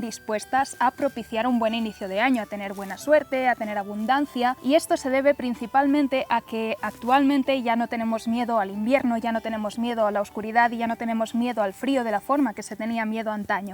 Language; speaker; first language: Spanish; native; Spanish